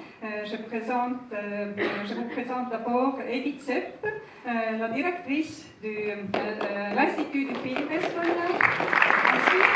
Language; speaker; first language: French; non-native, fluent; Estonian